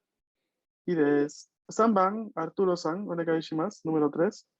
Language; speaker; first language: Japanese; non-native, fluent; Spanish